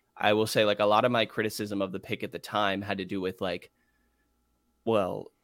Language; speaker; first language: English; native; English